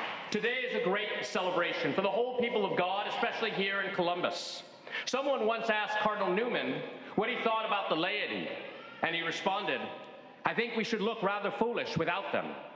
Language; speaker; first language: English; native; English